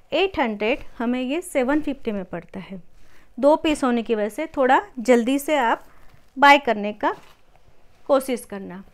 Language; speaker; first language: Hindi; non-native, local second language; Marathi